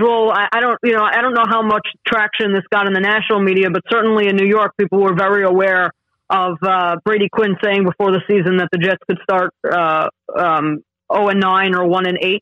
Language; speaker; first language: English; native; English